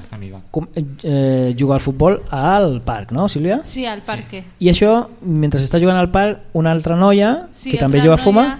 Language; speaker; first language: Catalan; native; Catalan